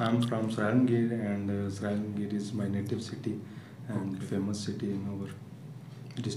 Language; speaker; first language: English; non-native, learner; Punjabi